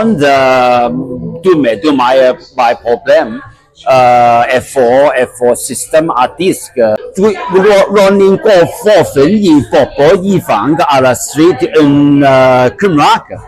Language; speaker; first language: Welsh; non-native, learner; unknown